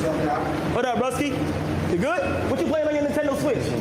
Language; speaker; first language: English; native; English